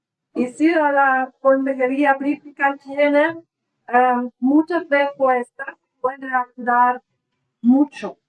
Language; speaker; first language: Spanish; non-native, learner; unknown